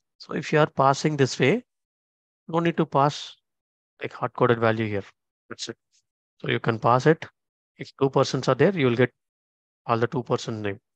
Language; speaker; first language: English; non-native, local second language; Tamil